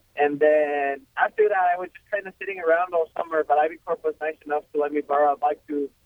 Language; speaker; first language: English; non-native, fluent; Spanish